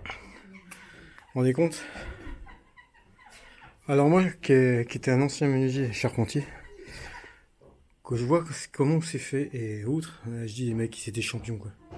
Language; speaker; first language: French; native; French